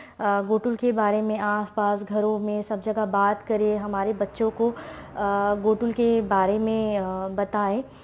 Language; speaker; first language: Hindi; native; Hindi